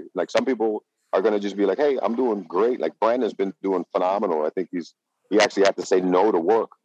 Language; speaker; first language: English; non-native, fluent; Dutch